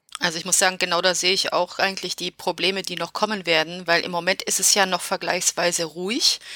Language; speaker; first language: German; early bilingual, other home language; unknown